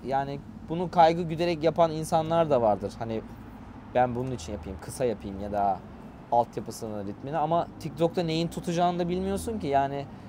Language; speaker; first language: Turkish; native; Turkish